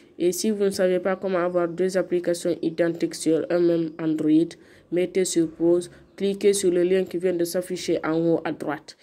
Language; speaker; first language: French; non-native, local second language; Fula